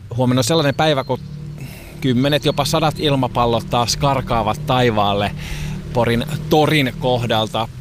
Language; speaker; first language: Finnish; native; Finnish